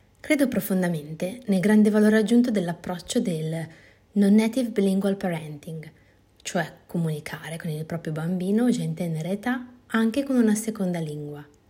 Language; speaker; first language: Italian; native; Italian